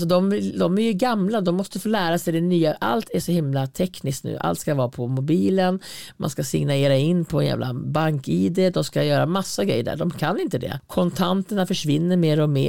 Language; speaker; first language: Swedish; native; Swedish